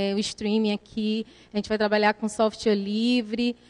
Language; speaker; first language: Portuguese; native; Portuguese